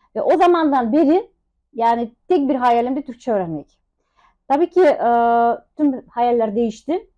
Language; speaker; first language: Turkish; non-native, fluent; Russian